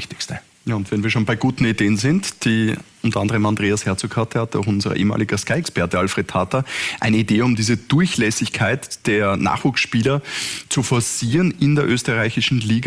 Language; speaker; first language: German; native; German